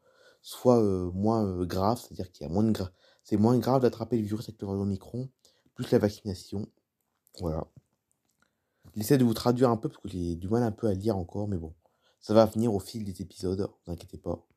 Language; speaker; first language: French; native; French